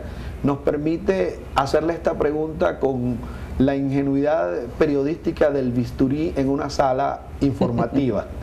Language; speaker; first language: Spanish; native; Spanish